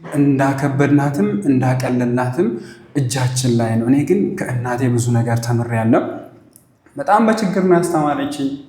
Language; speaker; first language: Amharic; non-native, local second language; Sebat Bet Gurage